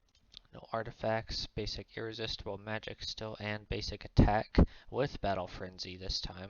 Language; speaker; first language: English; native; English